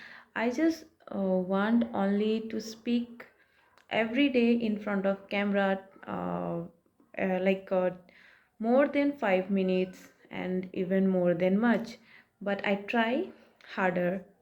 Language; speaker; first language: English; non-native, learner; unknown